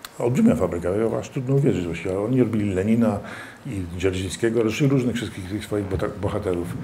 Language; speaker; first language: Polish; early bilingual, heritage; Polish